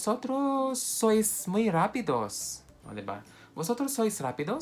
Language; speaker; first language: Spanish; non-native, fluent; Filipino